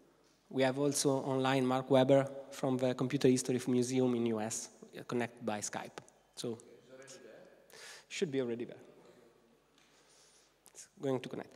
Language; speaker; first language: English; non-native, fluent; Italian